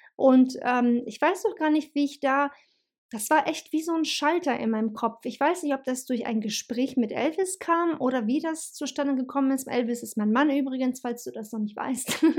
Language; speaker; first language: German; early bilingual, other home language; Bosnian